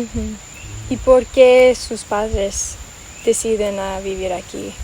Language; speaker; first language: Spanish; non-native, fluent; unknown